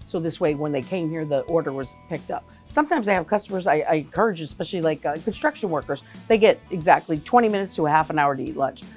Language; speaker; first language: English; native; English